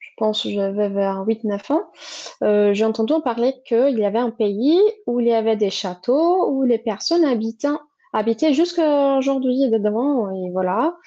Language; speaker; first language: French; non-native, fluent; Portuguese